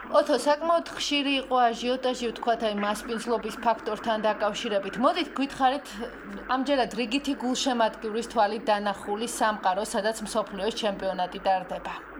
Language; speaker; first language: Georgian; native; Georgian